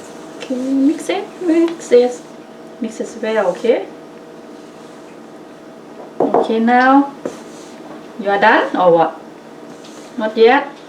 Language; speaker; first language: English; non-native, learner; Lao